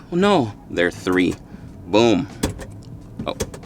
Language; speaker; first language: English; native; English